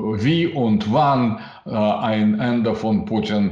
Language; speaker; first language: German; non-native, learner; Russian